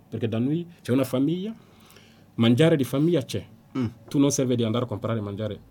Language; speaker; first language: Italian; non-native, fluent; Bambara